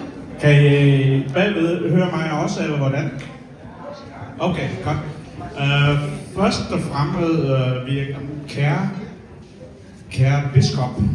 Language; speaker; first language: Danish; early bilingual, other home language; Vietnamese